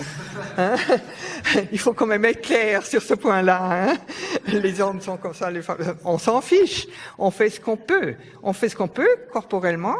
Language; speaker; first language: French; non-native, fluent; German